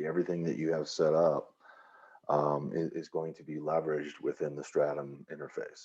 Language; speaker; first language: English; native; English